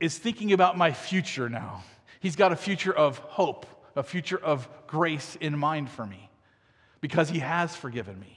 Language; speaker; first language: English; native; English